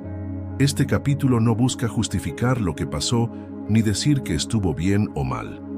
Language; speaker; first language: Spanish; native; Spanish